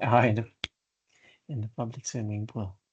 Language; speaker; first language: English; non-native, learner; Indonesian